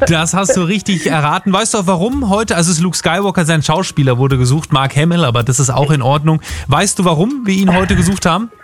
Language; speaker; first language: German; native; German